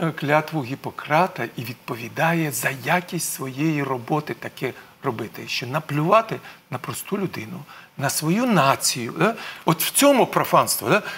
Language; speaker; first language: Ukrainian; non-native, local second language; Russian